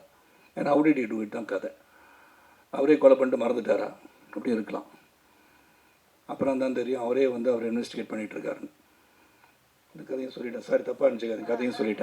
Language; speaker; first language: Tamil; native; Tamil